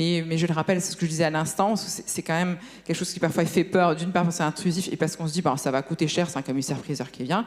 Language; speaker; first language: French; native; French